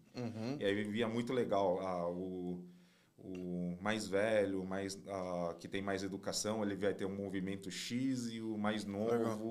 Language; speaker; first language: Portuguese; non-native, fluent; Chinese